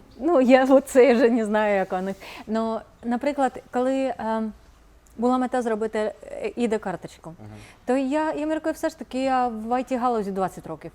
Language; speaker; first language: Ukrainian; non-native, fluent; Estonian